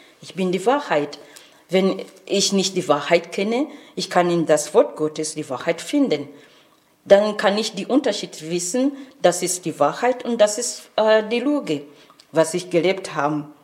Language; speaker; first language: German; non-native, fluent; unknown